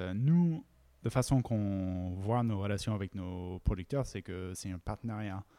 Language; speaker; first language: French; non-native, fluent; English